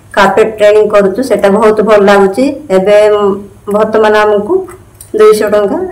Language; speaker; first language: Odia; non-native, local second language; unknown